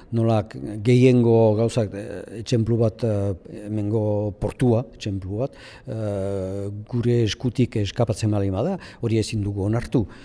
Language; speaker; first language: Basque; native; Basque